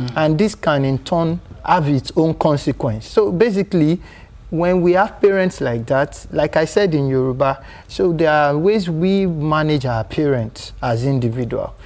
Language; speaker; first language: English; non-native, local second language; Yoruba